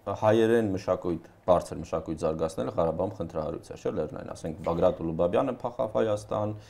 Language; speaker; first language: Armenian; native; Armenian